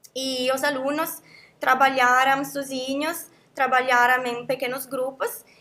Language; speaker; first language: Portuguese; non-native, fluent; Italian